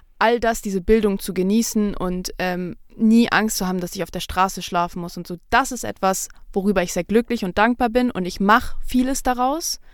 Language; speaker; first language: German; early bilingual, other home language; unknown